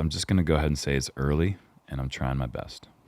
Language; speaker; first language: English; native; English